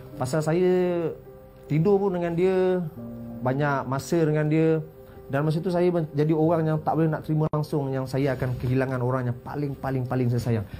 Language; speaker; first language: Malay; native; Malay